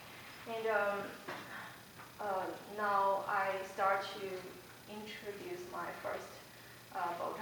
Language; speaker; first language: English; non-native, fluent; Chinese